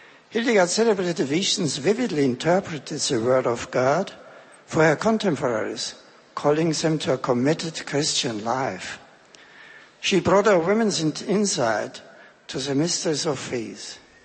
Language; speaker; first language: English; non-native, fluent; German